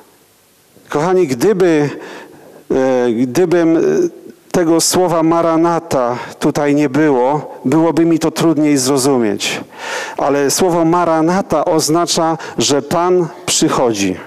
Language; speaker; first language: Polish; native; Polish